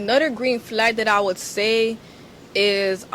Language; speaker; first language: English; native; English